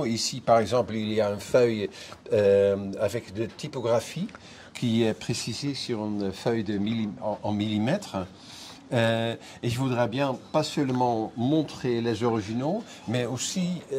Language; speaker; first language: French; non-native, fluent; Dutch